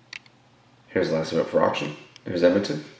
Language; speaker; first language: English; native; English